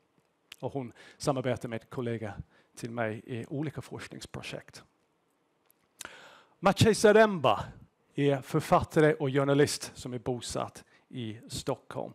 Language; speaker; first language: Swedish; non-native, fluent; English